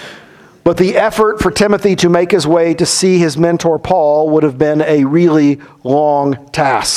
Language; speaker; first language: English; native; English